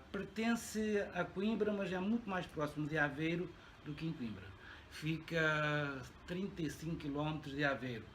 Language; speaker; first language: Portuguese; native; Portuguese